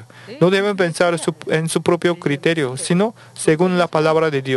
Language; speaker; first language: Spanish; non-native, learner; Korean